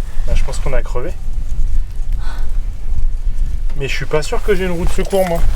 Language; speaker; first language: French; native; French